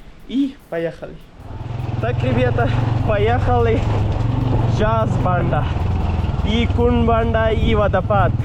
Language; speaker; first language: Russian; non-native, learner; Urdu